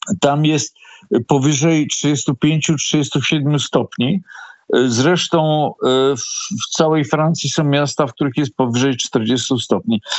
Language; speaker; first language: Polish; native; Polish